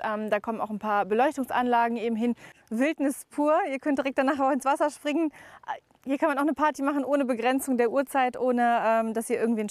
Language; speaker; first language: German; native; German